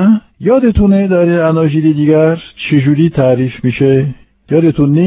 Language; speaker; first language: Persian; non-native, fluent; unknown